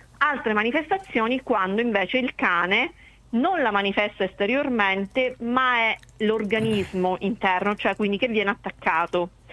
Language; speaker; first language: Italian; native; Italian